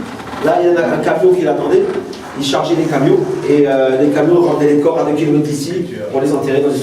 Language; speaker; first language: French; native; French